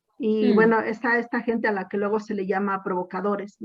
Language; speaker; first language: Spanish; native; Spanish